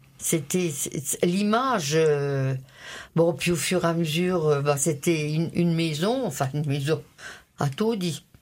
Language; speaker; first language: French; early bilingual, other home language; Italian